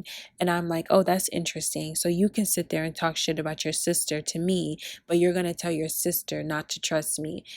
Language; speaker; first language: English; early bilingual, other home language; Spanish